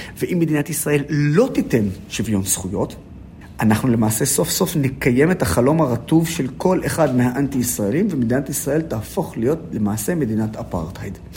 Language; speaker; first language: Hebrew; non-native, local second language; Arabic